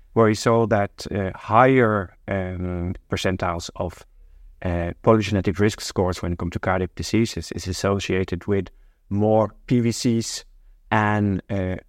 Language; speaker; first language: English; non-native, fluent; Norwegian